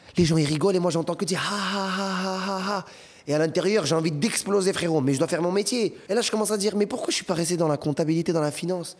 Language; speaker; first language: French; non-native, local second language; Arabic